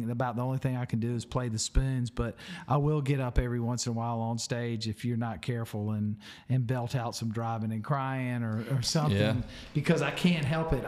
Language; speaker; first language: English; native; English